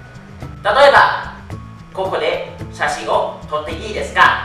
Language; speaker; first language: Japanese; non-native, fluent; Thai